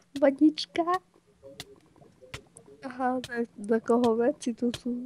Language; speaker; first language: Czech; non-native, local second language; Slovak